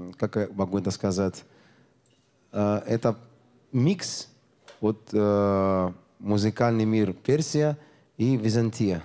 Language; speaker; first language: Russian; non-native, learner; Greek